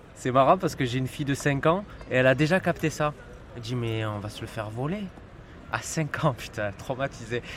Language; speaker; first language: French; native; French